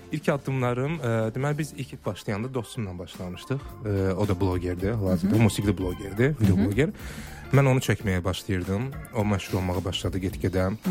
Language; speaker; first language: Azerbaijani; native; Azerbaijani